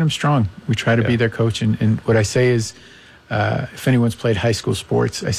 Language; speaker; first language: English; non-native, local second language; Persian